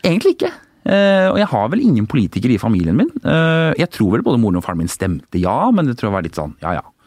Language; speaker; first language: Norwegian; native; Norwegian